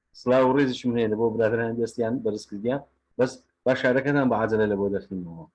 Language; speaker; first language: Central Kurdish; native; Central Kurdish